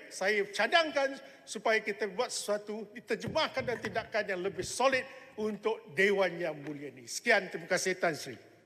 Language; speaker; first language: Malay; non-native, local second language; Chinese